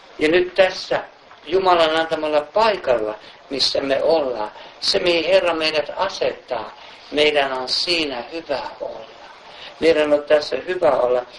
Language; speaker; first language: Finnish; native; Finnish